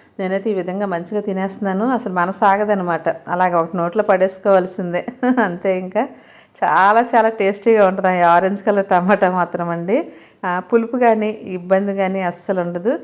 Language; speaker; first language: Telugu; native; Telugu